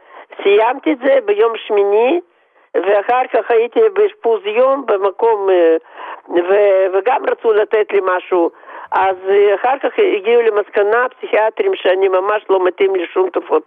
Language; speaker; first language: Hebrew; non-native, fluent; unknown